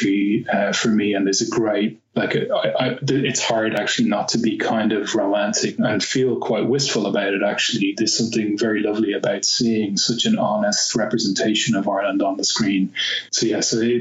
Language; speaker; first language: English; native; English